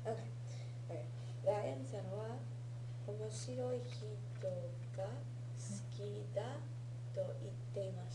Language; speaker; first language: Japanese; non-native, learner; English